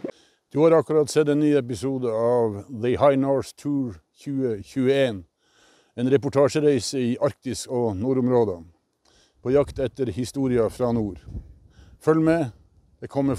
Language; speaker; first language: Norwegian; native; Norwegian